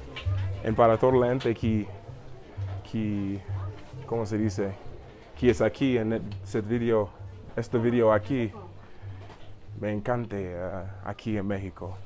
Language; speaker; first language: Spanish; non-native, learner; English